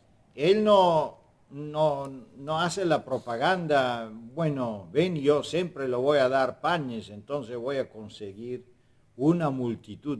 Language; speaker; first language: Spanish; non-native, fluent; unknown